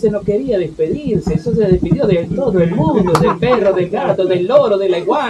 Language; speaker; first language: Spanish; native; Spanish